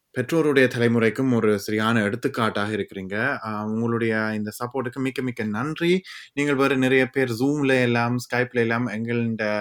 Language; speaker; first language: Tamil; early bilingual, heritage; Tamil